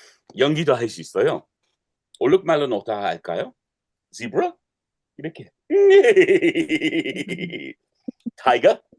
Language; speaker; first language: Korean; non-native, learner; English